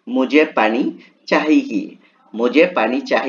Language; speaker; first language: Hindi; non-native, learner; Bangla